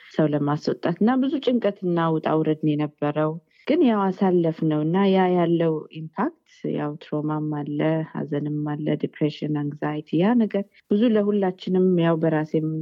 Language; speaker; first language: Amharic; early bilingual, heritage; Amharic